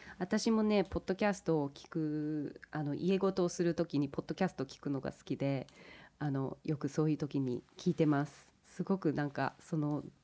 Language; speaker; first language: Japanese; early bilingual, heritage; English